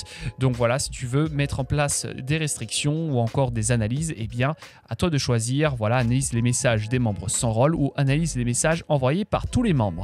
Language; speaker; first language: French; native; French